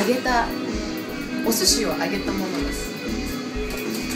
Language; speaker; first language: Japanese; native; Japanese